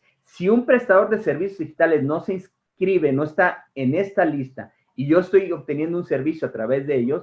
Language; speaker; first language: Spanish; native; Spanish